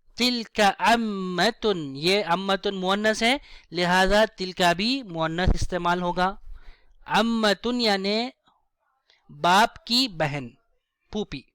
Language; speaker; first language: Urdu; native; Urdu